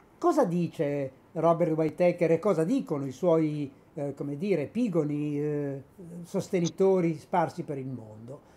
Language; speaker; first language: Italian; native; Italian